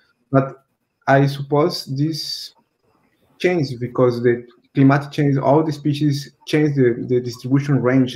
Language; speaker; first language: English; non-native, learner; Portuguese